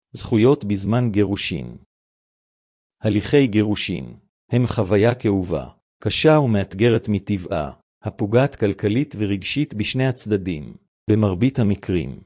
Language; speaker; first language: Hebrew; native; Hebrew